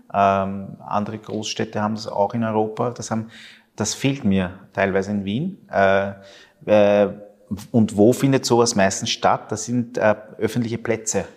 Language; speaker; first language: German; early bilingual, other home language; Spanish